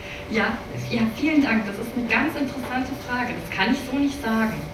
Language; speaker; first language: German; native; German